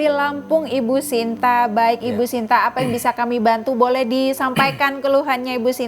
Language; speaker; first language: Indonesian; native; Indonesian